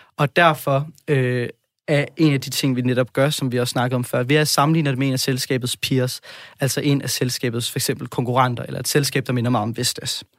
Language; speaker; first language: Danish; native; Danish